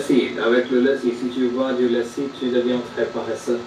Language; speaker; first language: French; non-native, fluent; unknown